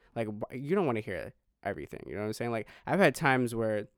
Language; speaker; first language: English; native; English